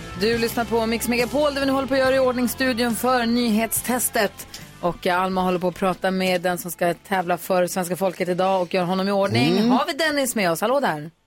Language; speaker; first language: Swedish; native; Swedish